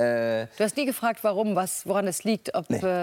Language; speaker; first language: German; native; German